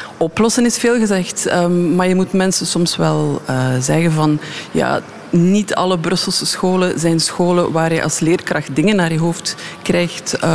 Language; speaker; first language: Dutch; native; Dutch